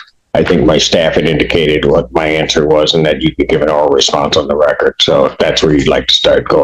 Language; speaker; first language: English; native; English